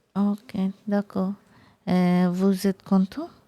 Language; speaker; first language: French; non-native, learner; Bangla